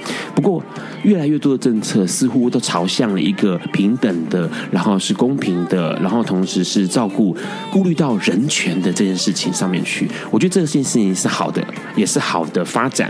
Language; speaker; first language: Chinese; native; Chinese